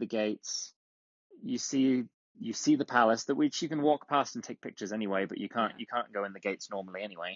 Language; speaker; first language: English; native; English